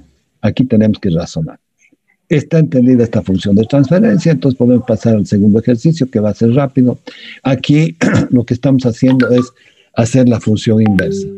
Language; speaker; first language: Spanish; native; Spanish